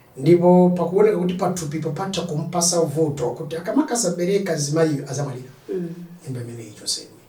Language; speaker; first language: Nyanja; non-native, local second language; Tumbuka